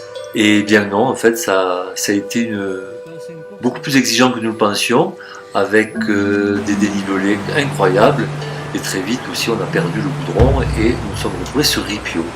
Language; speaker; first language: French; native; French